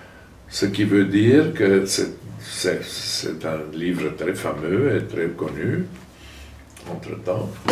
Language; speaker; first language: French; non-native, fluent; German